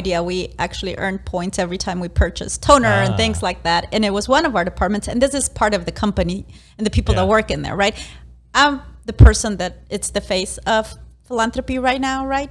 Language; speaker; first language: English; non-native, fluent; Spanish